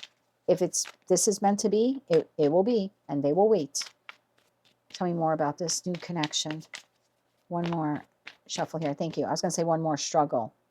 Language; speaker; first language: English; native; English